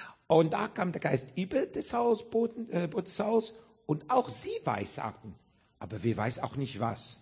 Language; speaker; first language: German; non-native, fluent; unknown